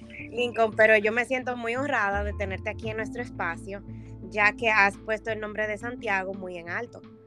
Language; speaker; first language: Spanish; native; Spanish